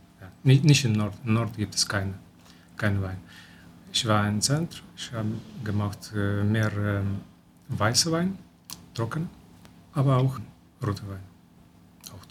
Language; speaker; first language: German; non-native, local second language; Romanian